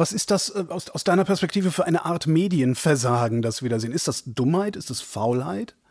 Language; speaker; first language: German; native; German